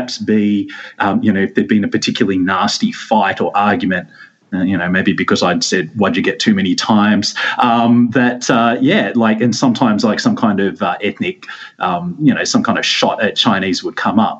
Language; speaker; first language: English; native; English